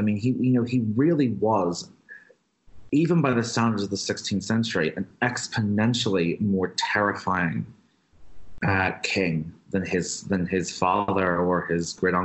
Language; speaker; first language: English; native; English